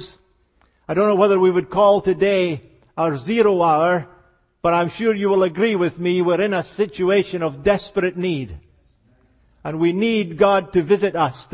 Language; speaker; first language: English; native; English